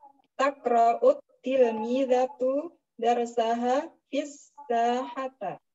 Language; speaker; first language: Arabic; non-native, learner; Indonesian